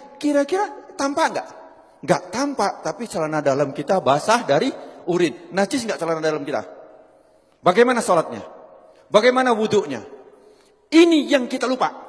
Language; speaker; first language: Indonesian; non-native, local second language; Javanese